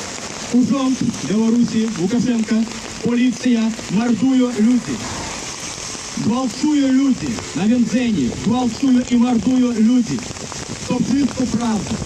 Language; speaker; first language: Polish; non-native, learner; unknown